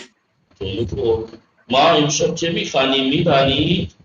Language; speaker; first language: Persian; non-native, fluent; Urdu